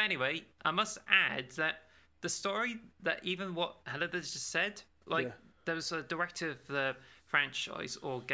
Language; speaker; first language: English; native; English